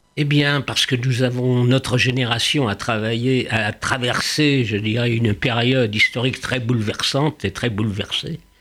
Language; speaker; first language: French; early bilingual, other home language; Yiddish